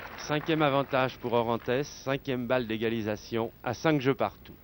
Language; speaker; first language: French; native; French